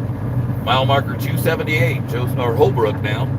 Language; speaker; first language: English; native; English